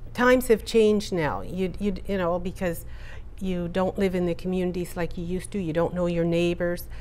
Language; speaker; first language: English; native; English